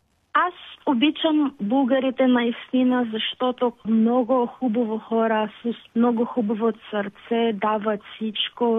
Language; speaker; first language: Bulgarian; non-native, learner; Filipino